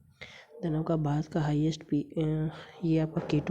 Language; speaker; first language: Hindi; native; Hindi